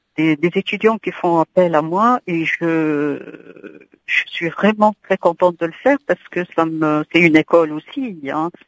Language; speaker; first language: French; non-native, local second language; Arabic